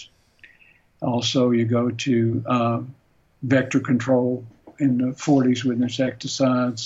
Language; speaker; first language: English; native; English